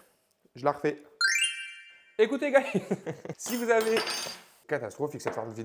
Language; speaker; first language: French; native; French